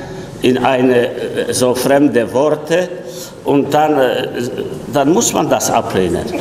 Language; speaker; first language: German; non-native, fluent; Polish